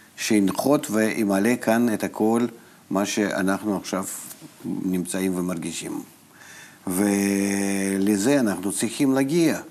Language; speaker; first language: Hebrew; non-native, fluent; Russian